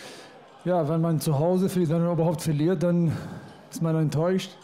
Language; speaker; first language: German; non-native, fluent; Arabic